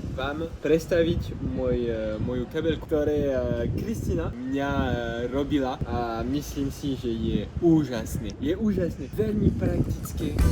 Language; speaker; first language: Slovak; non-native, learner; French